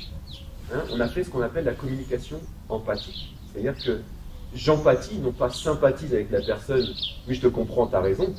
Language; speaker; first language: French; native; French